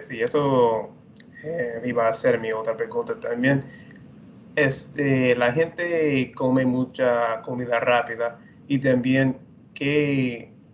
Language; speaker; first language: Spanish; non-native, fluent; English